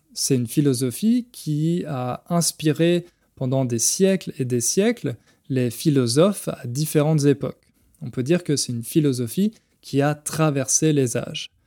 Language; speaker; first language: French; native; French